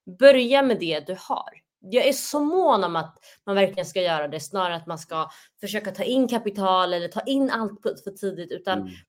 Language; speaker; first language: Swedish; early bilingual, other home language; Somali